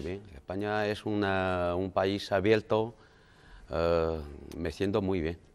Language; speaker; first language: Spanish; non-native, learner; Chinese